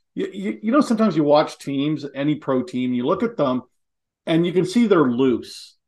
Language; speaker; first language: English; native; English